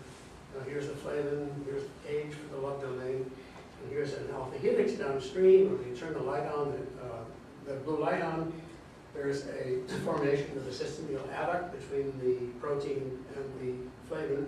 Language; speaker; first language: English; native; English